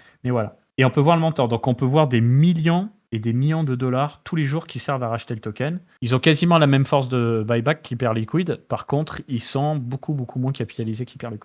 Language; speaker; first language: French; native; French